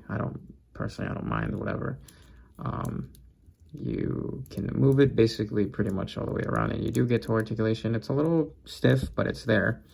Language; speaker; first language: English; native; English